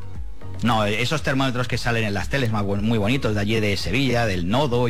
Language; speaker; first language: Spanish; native; Spanish